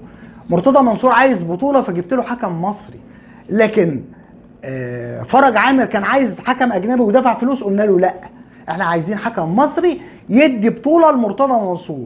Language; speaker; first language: Arabic; native; Arabic